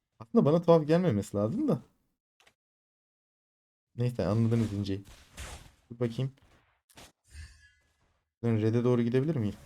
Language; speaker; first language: Turkish; native; Turkish